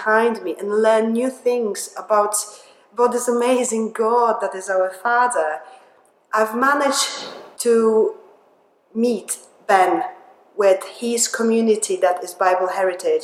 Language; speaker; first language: English; non-native, fluent; Polish